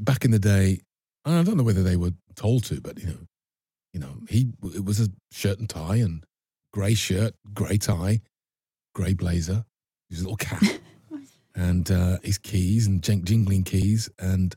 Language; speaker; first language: English; native; English